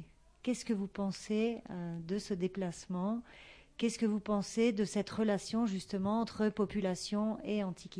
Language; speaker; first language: French; native; French